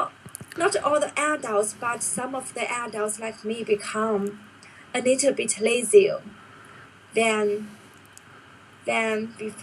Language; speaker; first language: English; non-native, learner; Chinese